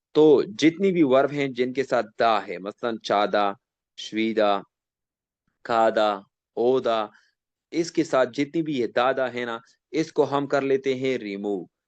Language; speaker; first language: Urdu; non-native, local second language; Pashto